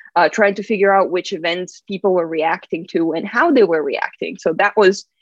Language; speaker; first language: English; non-native, fluent; Italian